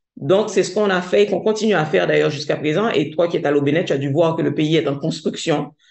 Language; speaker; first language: French; non-native, local second language; Haitian Creole